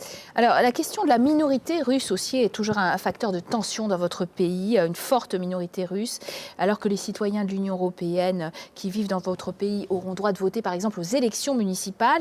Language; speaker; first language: French; native; French